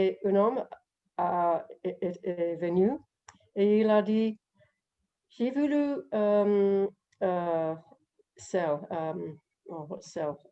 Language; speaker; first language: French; non-native, learner; English